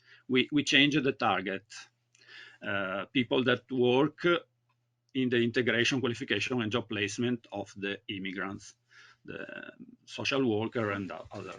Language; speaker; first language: English; non-native, learner; Italian